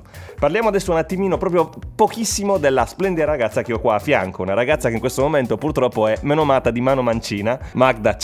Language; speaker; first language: Italian; native; Italian